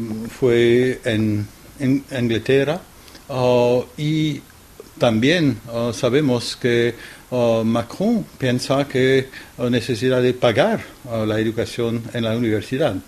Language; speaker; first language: Spanish; non-native, fluent; French